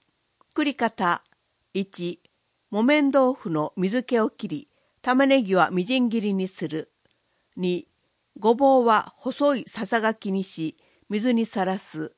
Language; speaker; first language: Japanese; native; Japanese